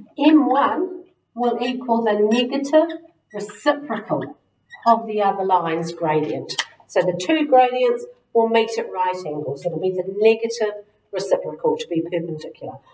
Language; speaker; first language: English; native; English